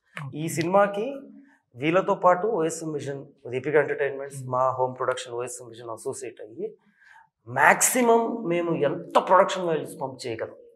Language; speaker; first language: Telugu; native; Telugu